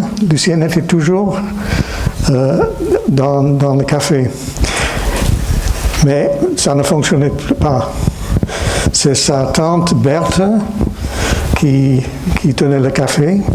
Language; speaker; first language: French; non-native, fluent; English